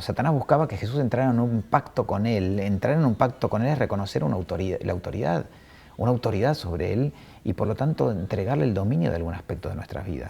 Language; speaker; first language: Spanish; native; Spanish